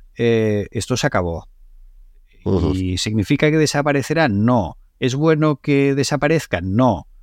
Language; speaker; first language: Spanish; non-native, local second language; Catalan